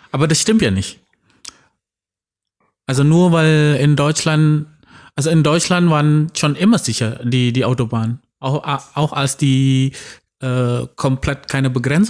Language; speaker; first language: German; non-native, fluent; Indonesian